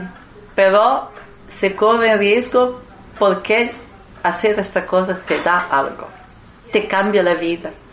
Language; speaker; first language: Spanish; non-native, fluent; Italian